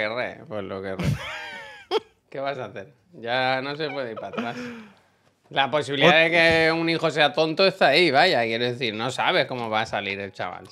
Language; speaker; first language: Spanish; native; Spanish